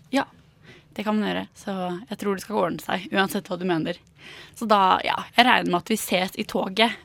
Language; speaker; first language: Norwegian; native; Norwegian